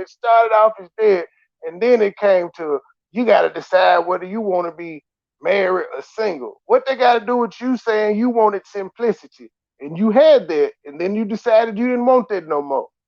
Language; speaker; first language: English; native; English